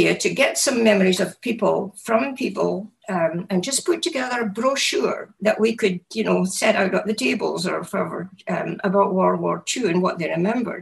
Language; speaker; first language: English; native; English